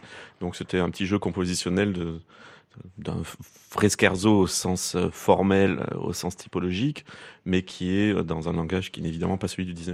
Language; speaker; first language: French; native; French